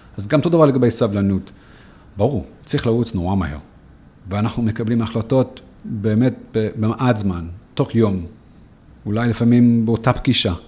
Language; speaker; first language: Hebrew; non-native, fluent; English